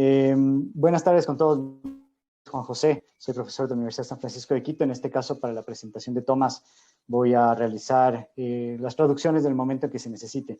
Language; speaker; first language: Spanish; native; Spanish